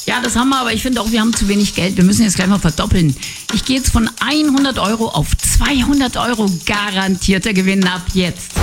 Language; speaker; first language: German; native; German